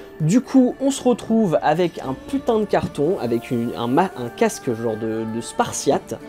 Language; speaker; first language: French; native; French